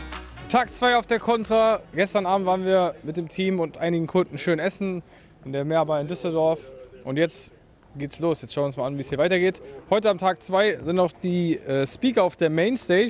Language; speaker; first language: German; native; German